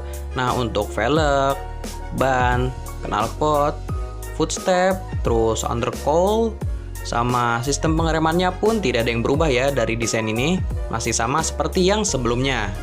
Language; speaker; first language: Indonesian; native; Indonesian